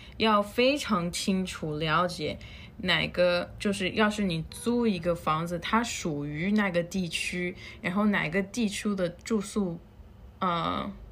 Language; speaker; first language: Chinese; non-native, fluent; Spanish